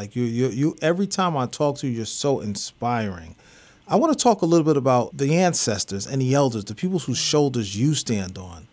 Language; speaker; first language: English; native; English